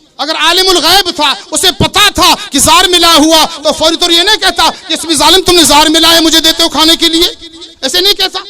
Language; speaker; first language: Urdu; non-native, local second language; Baluchi